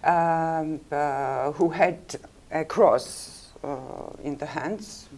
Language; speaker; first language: English; non-native, fluent; Georgian